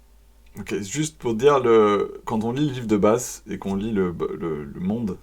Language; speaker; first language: French; native; French